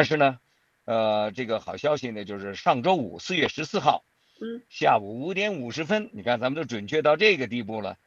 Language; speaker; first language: Chinese; native; Chinese